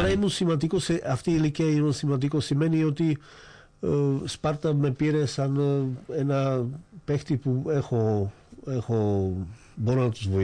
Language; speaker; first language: Greek; non-native, fluent; Slovak